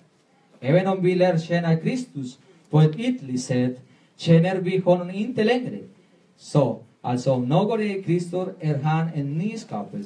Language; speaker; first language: Swedish; non-native, learner; Spanish